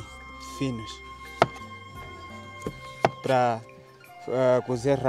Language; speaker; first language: Portuguese; non-native, learner; Vietnamese